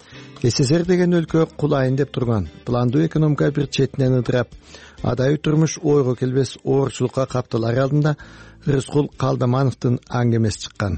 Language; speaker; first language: Kyrgyz; native; Kyrgyz